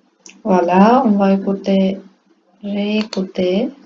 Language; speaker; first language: French; non-native, learner; Portuguese